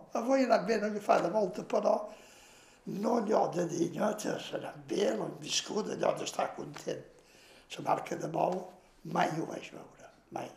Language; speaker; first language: Catalan; native; Catalan